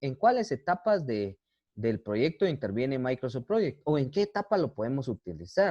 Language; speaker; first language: Spanish; native; Spanish